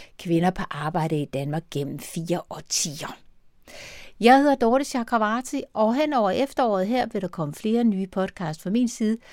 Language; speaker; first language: Danish; native; Danish